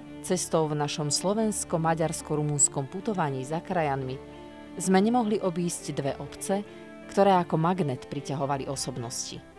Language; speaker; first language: Slovak; native; Slovak